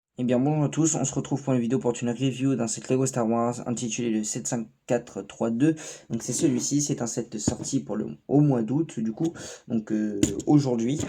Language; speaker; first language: French; native; French